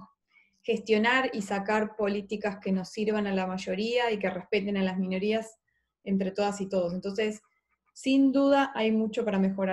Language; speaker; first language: Spanish; native; Spanish